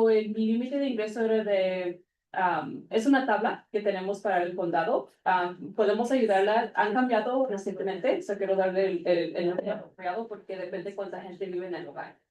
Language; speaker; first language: Spanish; early bilingual, other home language; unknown